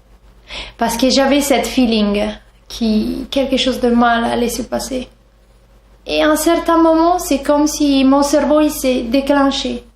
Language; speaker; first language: French; non-native, fluent; Italian